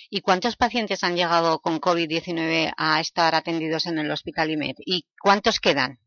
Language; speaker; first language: Spanish; native; Spanish